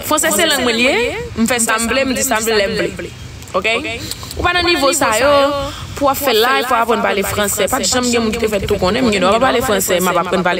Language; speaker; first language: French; non-native, learner; Haitian Creole